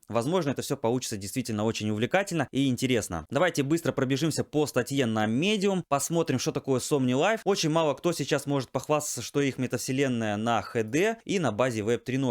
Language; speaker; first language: Russian; native; Russian